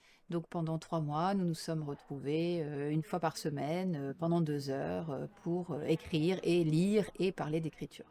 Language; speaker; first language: French; native; French